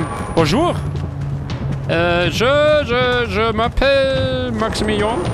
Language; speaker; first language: French; non-native, learner; German